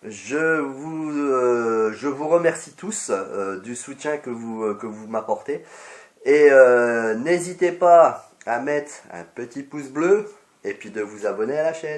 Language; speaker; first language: French; native; French